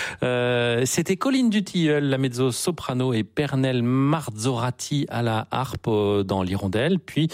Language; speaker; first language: French; native; French